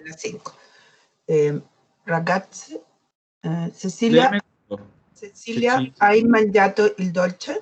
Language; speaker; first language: Italian; non-native, learner; Spanish